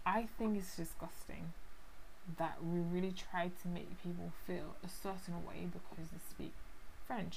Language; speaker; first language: English; non-native, fluent; Haitian Creole